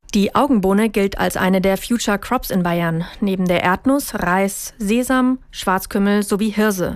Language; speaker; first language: German; native; German